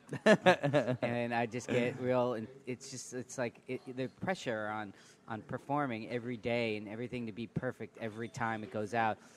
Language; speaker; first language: English; native; English